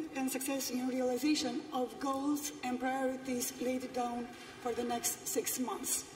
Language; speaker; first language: English; non-native, fluent; Macedonian